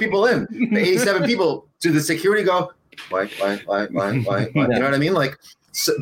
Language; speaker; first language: English; early bilingual, other home language; Spanish